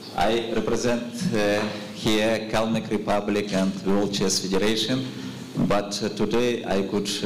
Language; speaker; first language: English; non-native, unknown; Russian